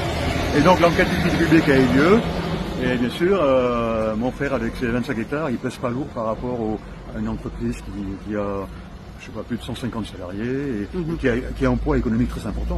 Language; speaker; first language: French; native; French